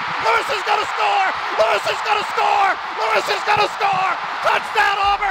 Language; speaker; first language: English; native; English